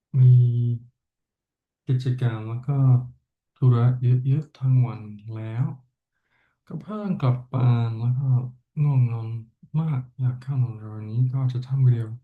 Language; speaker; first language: Thai; non-native, learner; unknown